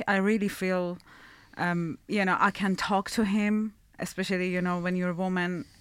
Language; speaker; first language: English; non-native, fluent; Persian